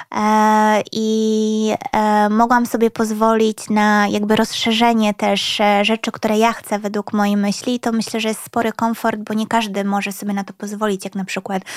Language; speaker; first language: Polish; early bilingual, other home language; Swedish